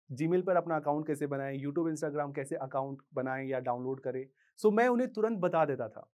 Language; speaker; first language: Hindi; native; Hindi